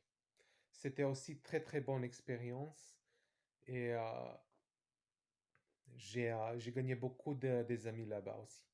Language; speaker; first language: French; non-native, fluent; Serbian